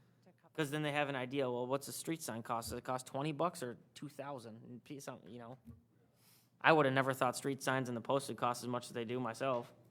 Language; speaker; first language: English; native; English